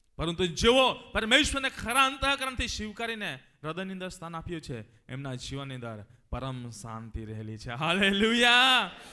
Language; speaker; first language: Gujarati; non-native, local second language; Gamit